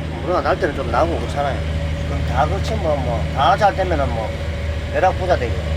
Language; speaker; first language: Korean; native; Korean